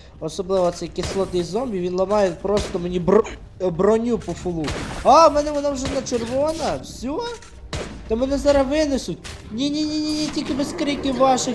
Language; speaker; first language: Ukrainian; non-native, local second language; Russian